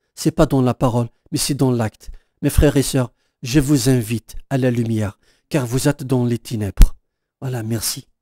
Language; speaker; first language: French; non-native, local second language; Kabyle